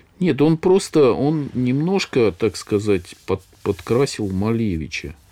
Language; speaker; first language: Russian; native; Russian